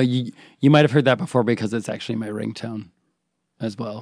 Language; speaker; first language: English; native; English